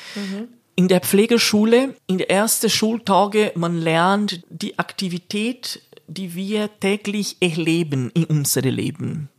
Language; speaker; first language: German; non-native, fluent; Portuguese